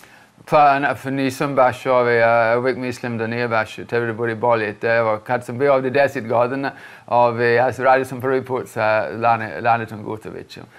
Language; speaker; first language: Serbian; non-native, fluent; English